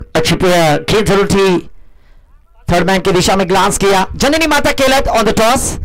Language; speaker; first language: Hindi; non-native, local second language; Marathi